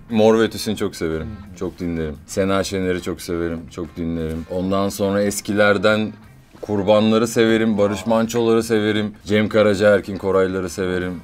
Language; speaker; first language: Turkish; early bilingual, other home language; English